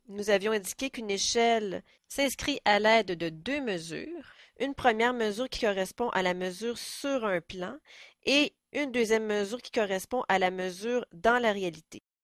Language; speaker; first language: French; native; French